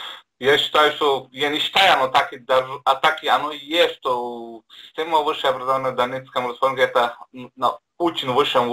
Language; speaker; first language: Russian; non-native, learner; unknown